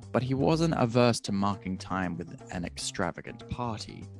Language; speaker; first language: English; native; English